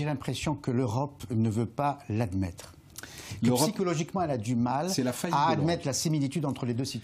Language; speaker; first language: French; native; French